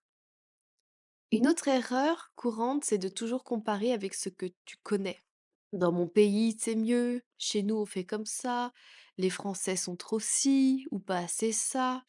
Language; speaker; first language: French; native; French